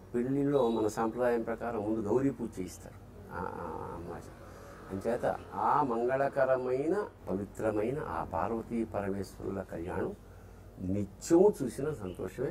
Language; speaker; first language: Telugu; native; Telugu